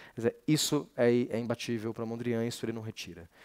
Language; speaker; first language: Portuguese; native; Portuguese